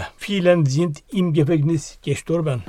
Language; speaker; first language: German; non-native, learner; Turkish